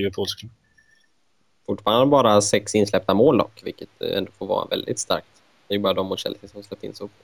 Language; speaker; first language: Swedish; native; Swedish